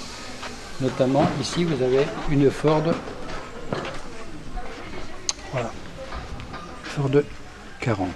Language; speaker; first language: French; native; French